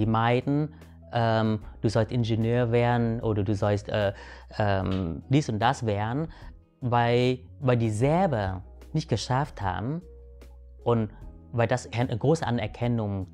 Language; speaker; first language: German; early bilingual, other home language; Vietnamese